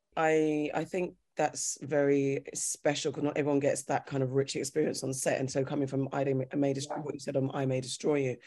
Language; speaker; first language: English; native; English